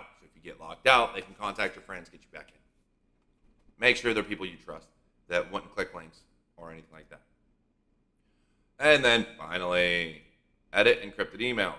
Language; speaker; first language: English; native; English